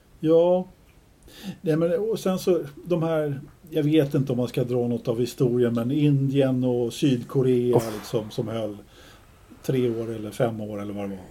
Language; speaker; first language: Swedish; native; Swedish